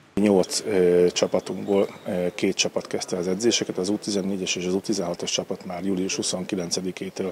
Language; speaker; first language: Hungarian; native; Hungarian